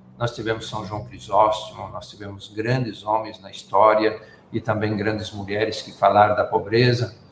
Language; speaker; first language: Portuguese; native; Portuguese